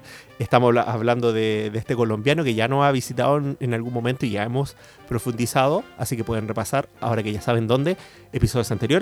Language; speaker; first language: Spanish; native; Spanish